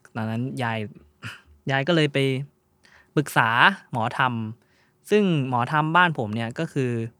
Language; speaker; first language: Thai; non-native, local second language; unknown